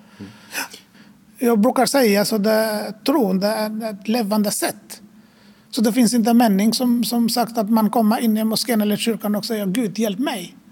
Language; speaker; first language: Swedish; non-native, fluent; Arabic